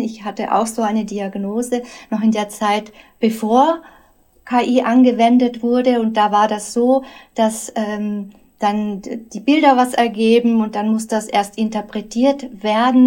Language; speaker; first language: German; native; German